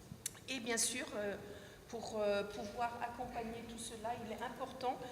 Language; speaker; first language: French; native; French